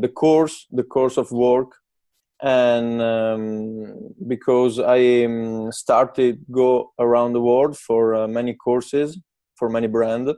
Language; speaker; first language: English; non-native, learner; Italian